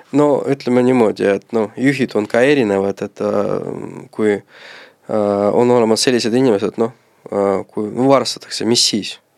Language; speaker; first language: Estonian; non-native, local second language; Russian